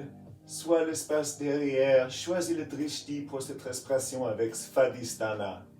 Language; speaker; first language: French; non-native, fluent; English